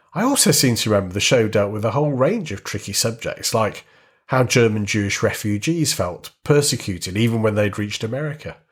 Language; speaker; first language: English; native; English